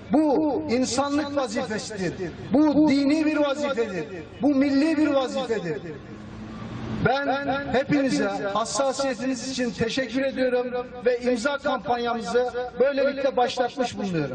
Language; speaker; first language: Turkish; native; Turkish